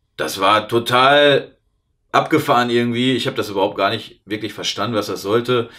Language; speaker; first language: German; native; German